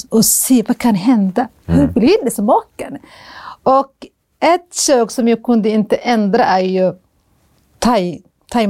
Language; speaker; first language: Swedish; non-native, fluent; Somali